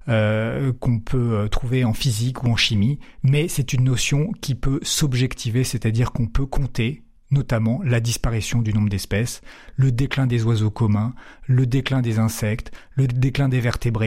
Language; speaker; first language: French; native; French